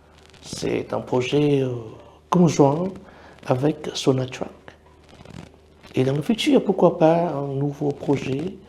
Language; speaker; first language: French; non-native, fluent; Vietnamese